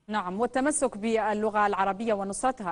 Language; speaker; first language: Arabic; native; Arabic